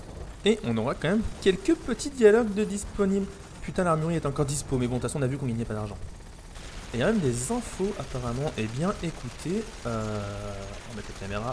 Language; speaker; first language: French; native; French